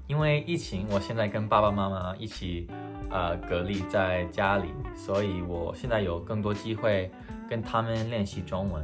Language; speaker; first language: Chinese; early bilingual, heritage; Chinese